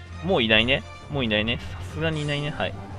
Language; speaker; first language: Japanese; native; Japanese